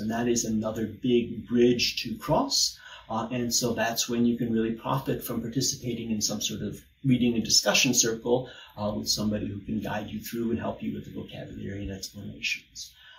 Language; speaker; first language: English; native; English